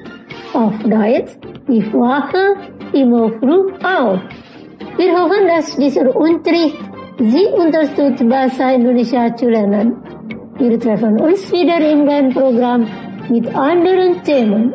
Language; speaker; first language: German; non-native, learner; Indonesian